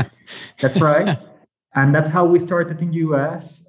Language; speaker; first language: English; non-native, fluent; Spanish